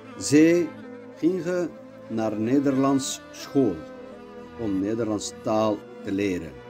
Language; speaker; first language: Dutch; non-native, learner; Kurdish